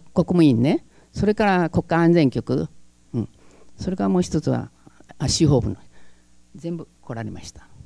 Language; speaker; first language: Japanese; early bilingual, other home language; Chinese